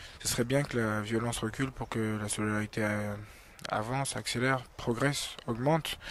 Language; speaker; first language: French; early bilingual, other home language; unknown